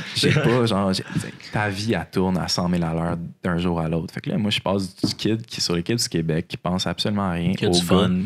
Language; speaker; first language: French; native; French